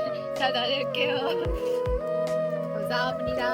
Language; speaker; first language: Korean; non-native, fluent; Sinhala